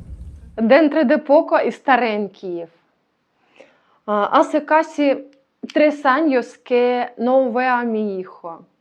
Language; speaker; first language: Spanish; non-native, learner; Ukrainian